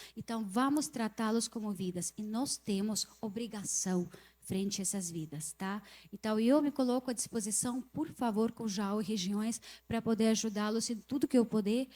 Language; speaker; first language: Portuguese; non-native, fluent; Russian